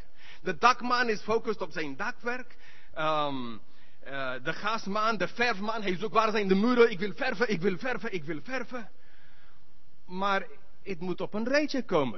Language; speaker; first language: Dutch; non-native, learner; English